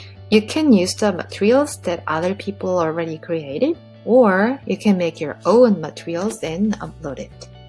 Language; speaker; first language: English; non-native, fluent; Korean